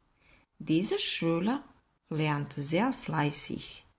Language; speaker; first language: German; non-native, fluent; Serbian